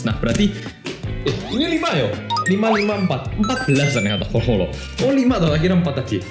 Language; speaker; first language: Indonesian; non-native, fluent; Korean